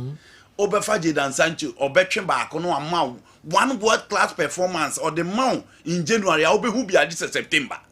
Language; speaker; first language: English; non-native, local second language; Akan